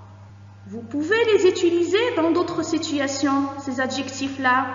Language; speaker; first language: French; non-native, local second language; Arabic